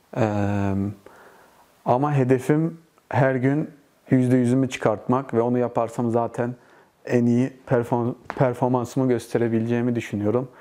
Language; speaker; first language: Turkish; early bilingual, heritage; Turkish